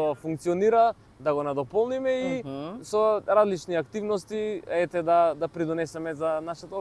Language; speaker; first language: Macedonian; native; Macedonian